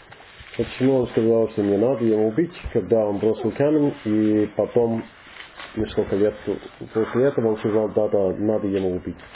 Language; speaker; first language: Russian; non-native, learner; English